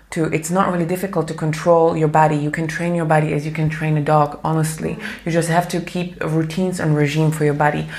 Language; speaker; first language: English; non-native, fluent; Slovak